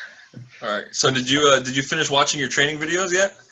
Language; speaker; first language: English; native; English